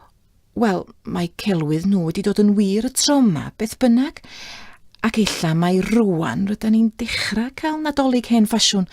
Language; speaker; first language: Welsh; native; Welsh